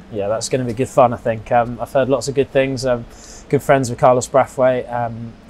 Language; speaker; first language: English; native; English